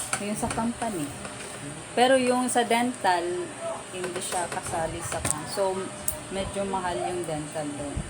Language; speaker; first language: Filipino; native; Filipino